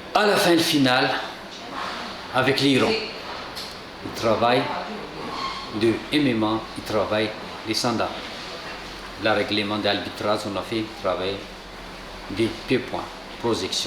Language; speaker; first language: French; non-native, local second language; Malagasy